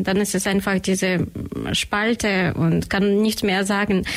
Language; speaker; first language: German; non-native, learner; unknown